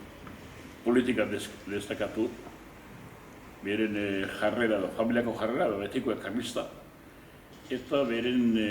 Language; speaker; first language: Basque; native; Basque